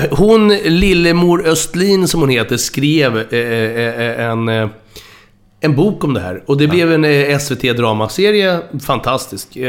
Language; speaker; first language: Swedish; native; Swedish